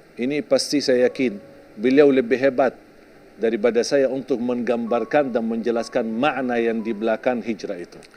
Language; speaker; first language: Indonesian; non-native, fluent; Arabic